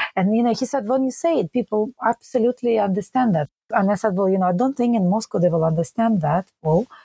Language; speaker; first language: English; non-native, fluent; Russian